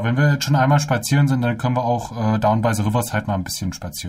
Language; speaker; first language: German; native; German